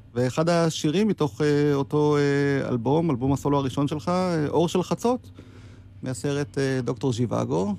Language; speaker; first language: Hebrew; native; Hebrew